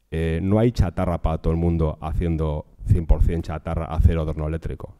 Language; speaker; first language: Spanish; non-native, local second language; Basque